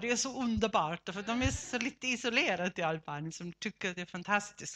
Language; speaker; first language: Swedish; non-native, fluent; German